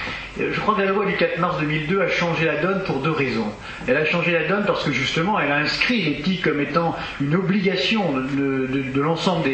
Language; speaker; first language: French; native; French